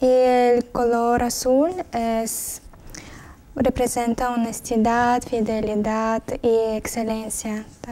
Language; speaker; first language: Spanish; non-native, learner; Russian